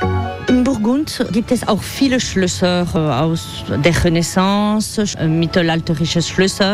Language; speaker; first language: German; non-native, fluent; French